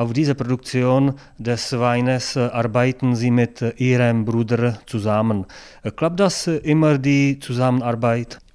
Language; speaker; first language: German; non-native, learner; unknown